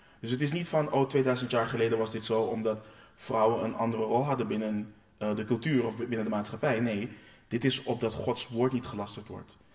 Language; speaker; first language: Dutch; non-native, local second language; Papiamento